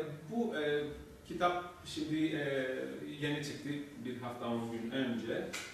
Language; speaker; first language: Turkish; non-native, learner; Greek